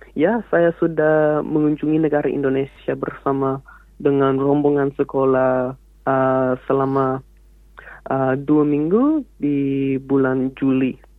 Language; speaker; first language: Indonesian; non-native, fluent; English